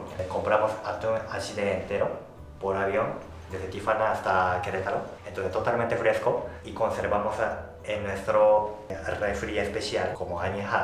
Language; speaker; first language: Spanish; non-native, fluent; Japanese